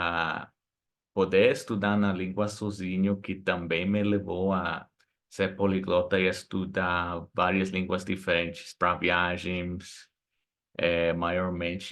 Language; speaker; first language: Portuguese; non-native, fluent; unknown